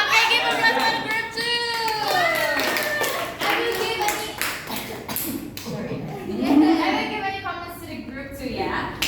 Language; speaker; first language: English; non-native, learner; Indonesian